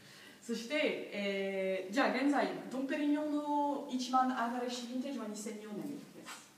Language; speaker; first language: Japanese; non-native, learner; French